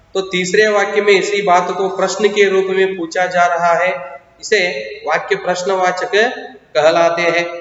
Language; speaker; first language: Hindi; non-native, local second language; Kannada